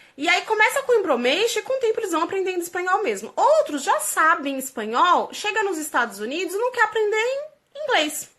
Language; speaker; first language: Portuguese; native; Portuguese